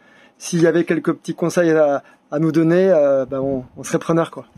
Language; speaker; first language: French; native; French